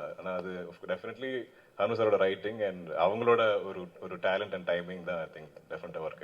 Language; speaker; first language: Tamil; non-native, local second language; Malayalam